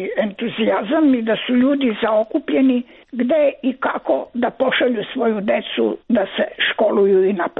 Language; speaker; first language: Croatian; native; Croatian